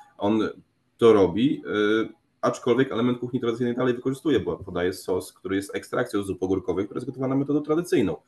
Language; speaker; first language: Polish; native; Polish